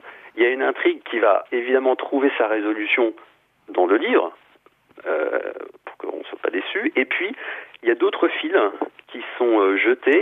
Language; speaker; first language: French; native; French